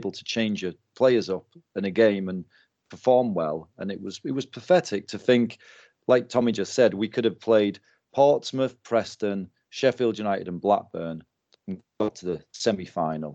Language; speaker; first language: English; native; English